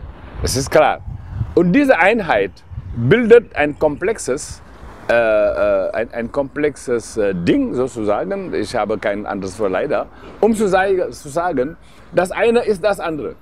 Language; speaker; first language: German; non-native, fluent; Wolof